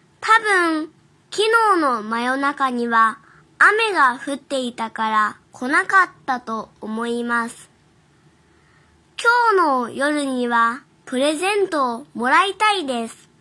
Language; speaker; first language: Japanese; non-native, fluent; Chinese